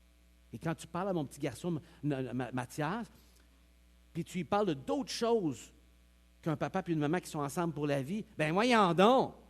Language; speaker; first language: French; native; French